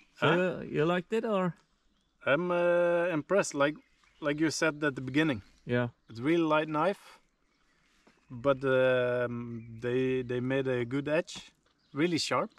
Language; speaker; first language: English; non-native, fluent; Swedish